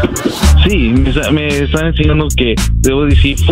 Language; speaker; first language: Spanish; non-native, learner; English